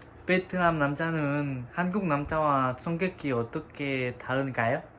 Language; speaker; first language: Korean; non-native, learner; Vietnamese